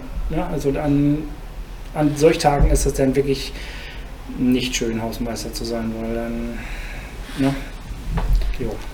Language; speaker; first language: German; native; German